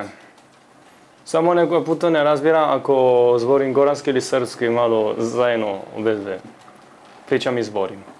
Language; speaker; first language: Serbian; non-native, local second language; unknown